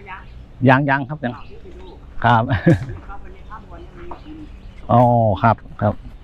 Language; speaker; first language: Thai; native; Thai